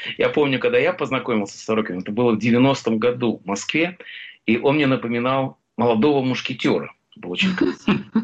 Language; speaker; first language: Russian; native; Russian